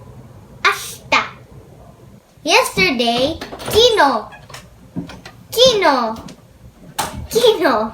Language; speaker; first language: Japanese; non-native, learner; Filipino